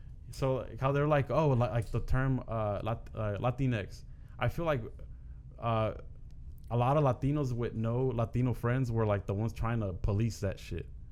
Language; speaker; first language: English; early bilingual, other home language; Spanish